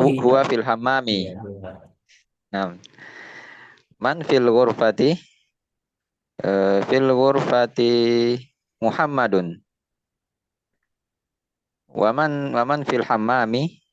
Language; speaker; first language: Arabic; non-native, learner; Indonesian